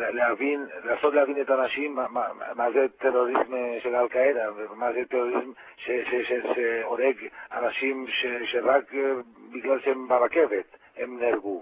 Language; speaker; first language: Hebrew; non-native, fluent; Spanish